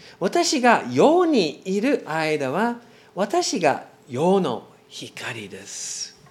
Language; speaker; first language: Japanese; non-native, learner; English